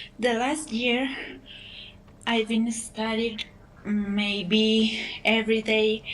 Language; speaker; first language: English; non-native, learner; Spanish